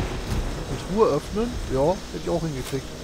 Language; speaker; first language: German; native; German